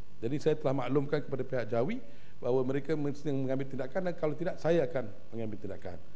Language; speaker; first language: Malay; native; Malay